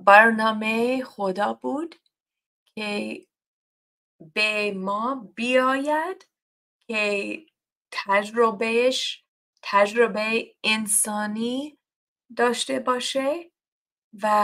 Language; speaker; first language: Persian; non-native, learner; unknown